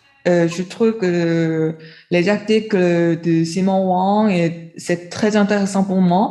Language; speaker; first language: French; non-native, learner; Chinese